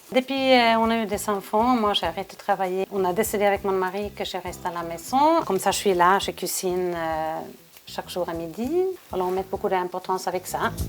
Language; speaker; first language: French; non-native, learner; Swedish